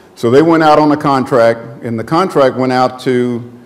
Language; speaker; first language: English; native; English